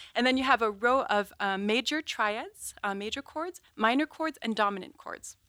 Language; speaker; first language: English; non-native, fluent; French